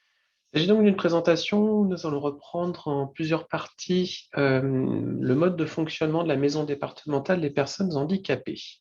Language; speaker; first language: French; native; French